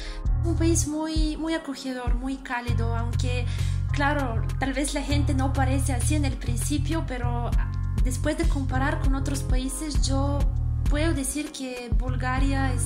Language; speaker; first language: Spanish; non-native, fluent; Bulgarian